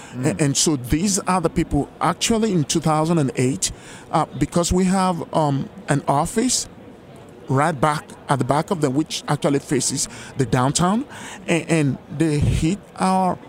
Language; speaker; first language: English; non-native, local second language; Yoruba